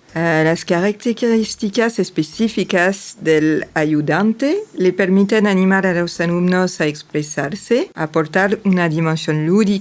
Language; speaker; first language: Spanish; non-native, fluent; French